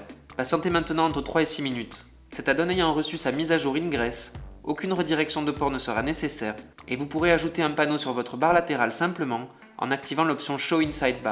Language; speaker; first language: French; native; French